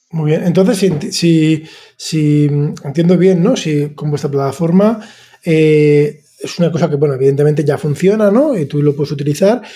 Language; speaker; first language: Spanish; native; Spanish